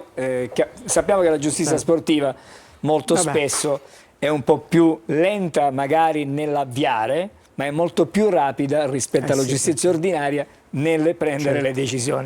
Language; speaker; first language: Italian; native; Italian